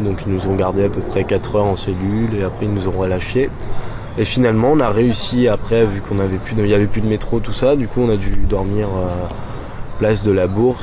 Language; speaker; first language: French; native; French